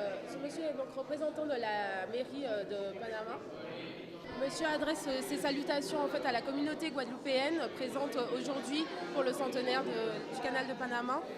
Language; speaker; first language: French; native; French